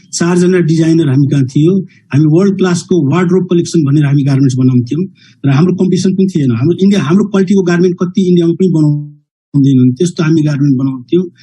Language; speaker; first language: Nepali; native; Nepali